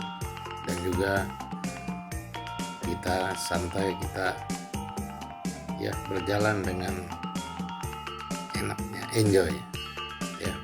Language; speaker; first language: Indonesian; non-native, local second language; Minangkabau